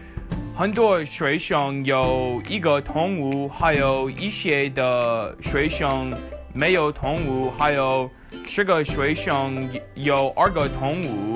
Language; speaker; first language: Chinese; non-native, learner; English